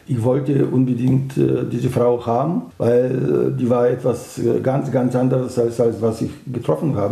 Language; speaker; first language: German; non-native, fluent; Bulgarian